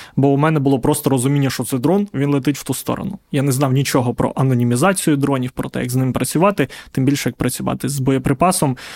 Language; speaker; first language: Ukrainian; non-native, local second language; Russian